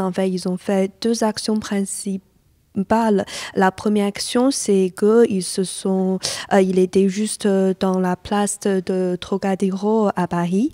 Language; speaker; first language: French; non-native, fluent; Chinese